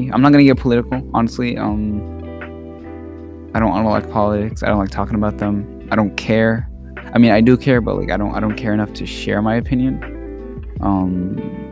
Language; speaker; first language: English; early bilingual, other home language; Arabic